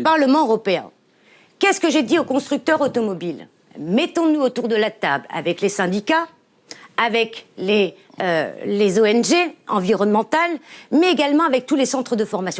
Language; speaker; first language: French; native; French